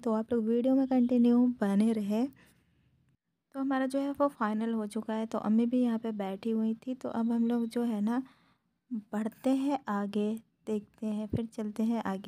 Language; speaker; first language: Hindi; native; Hindi